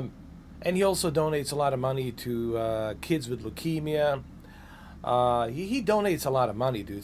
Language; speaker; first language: English; native; English